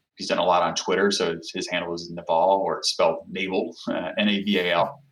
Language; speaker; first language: English; non-native, fluent; Portuguese